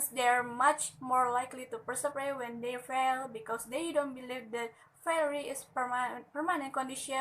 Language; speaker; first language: English; non-native, learner; Indonesian